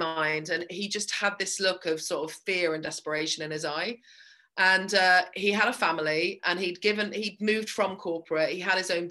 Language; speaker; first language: English; native; English